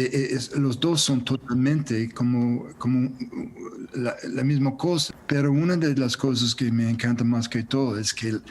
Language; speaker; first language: Spanish; non-native, fluent; English